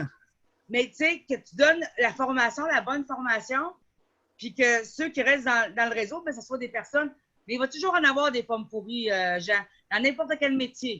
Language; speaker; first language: French; native; French